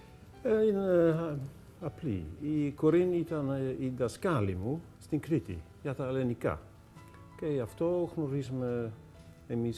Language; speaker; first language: Greek; non-native, learner; Dutch